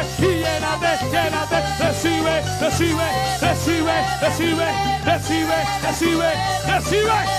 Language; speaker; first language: Spanish; native; Spanish